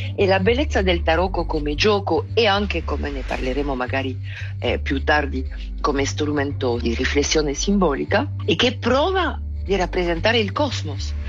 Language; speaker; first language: Italian; non-native, fluent; French